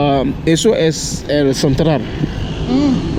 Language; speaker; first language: Spanish; non-native, learner; Haitian Creole